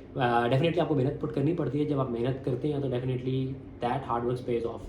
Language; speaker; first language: Urdu; non-native, local second language; Punjabi